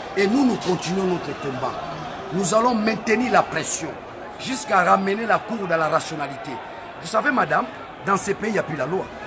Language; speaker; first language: French; non-native, local second language; Lingala